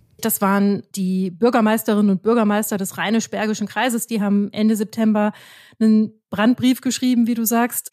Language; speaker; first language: German; native; German